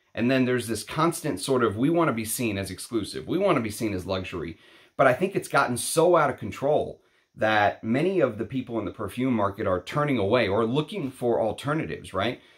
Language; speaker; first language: English; non-native, fluent; Arabic